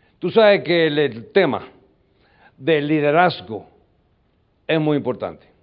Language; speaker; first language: Spanish; early bilingual, heritage; English